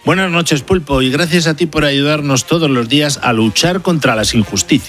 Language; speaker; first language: Spanish; native; Spanish